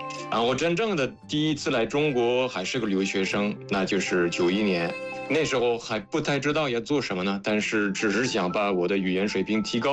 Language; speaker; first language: Chinese; non-native, fluent; French